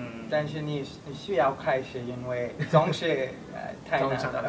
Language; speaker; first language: Chinese; non-native, learner; English